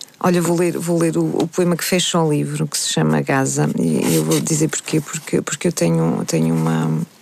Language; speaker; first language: Portuguese; native; Portuguese